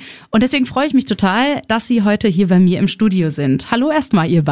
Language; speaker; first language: German; native; German